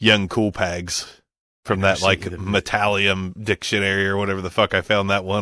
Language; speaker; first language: English; native; English